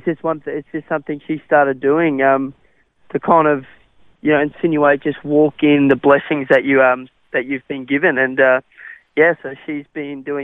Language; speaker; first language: English; non-native, local second language; Afrikaans